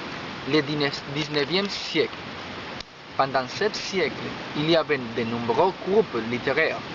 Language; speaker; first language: French; non-native, learner; Spanish